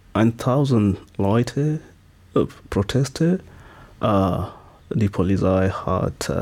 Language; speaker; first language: German; non-native, learner; Swahili